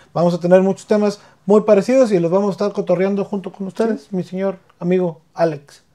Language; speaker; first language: Spanish; native; Spanish